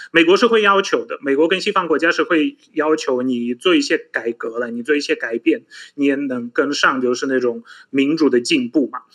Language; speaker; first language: Chinese; non-native, fluent; Polish